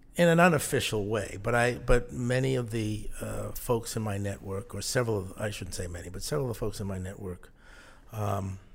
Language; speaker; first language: English; native; English